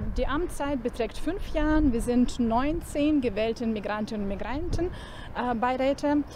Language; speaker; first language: German; non-native, fluent; Ukrainian